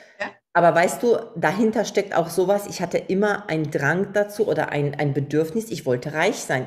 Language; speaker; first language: German; non-native, fluent; Polish